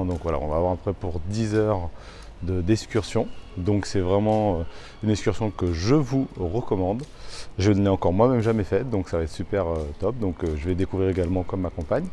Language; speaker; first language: French; early bilingual, other home language; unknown